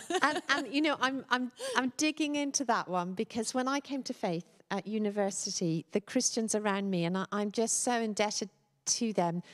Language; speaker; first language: English; native; English